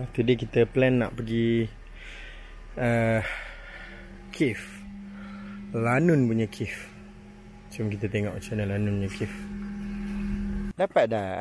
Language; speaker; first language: Malay; native; Malay